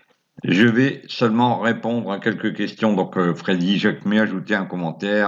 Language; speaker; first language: French; native; French